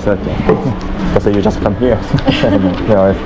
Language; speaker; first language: English; non-native, learner; Vietnamese